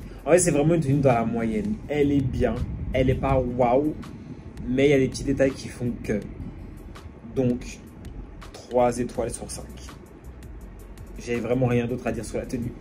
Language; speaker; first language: French; native; French